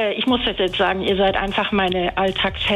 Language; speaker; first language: German; native; German